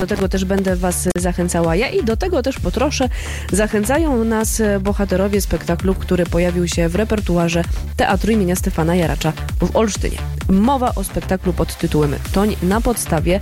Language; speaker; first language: Polish; native; Polish